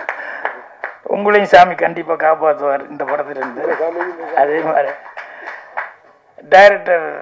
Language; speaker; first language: Tamil; native; Tamil